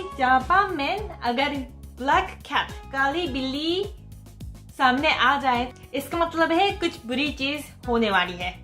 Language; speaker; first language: Hindi; non-native, fluent; Japanese